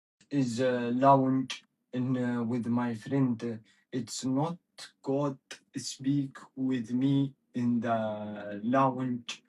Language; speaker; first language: English; non-native, learner; Arabic